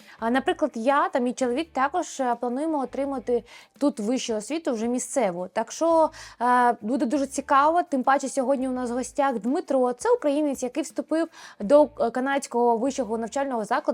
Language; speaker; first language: Ukrainian; native; Ukrainian